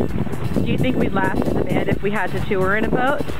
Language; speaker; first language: English; native; English